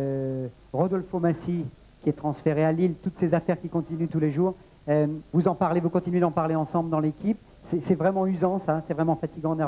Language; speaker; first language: French; native; French